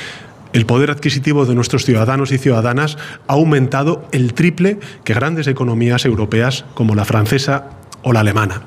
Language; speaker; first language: Spanish; native; Spanish